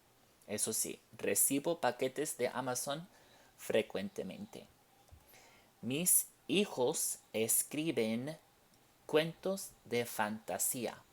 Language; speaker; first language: Spanish; non-native, fluent; English